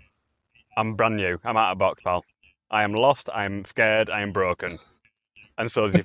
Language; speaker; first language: English; native; English